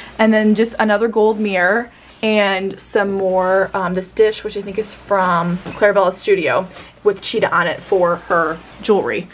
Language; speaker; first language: English; native; English